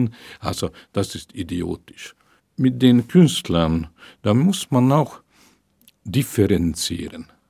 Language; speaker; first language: German; non-native, fluent; Hungarian